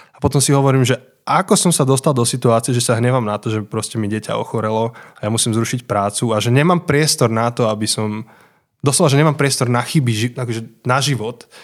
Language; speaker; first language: Slovak; native; Slovak